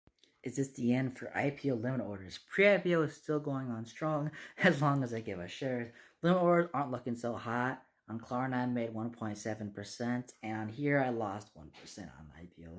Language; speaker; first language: English; native; English